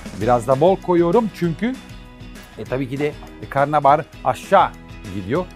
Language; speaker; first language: Turkish; non-native, fluent; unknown